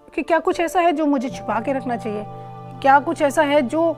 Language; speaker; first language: Hindi; native; Hindi